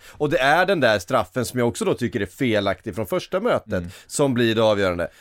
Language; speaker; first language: Swedish; native; Swedish